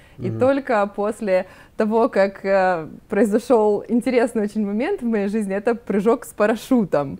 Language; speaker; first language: Russian; native; Russian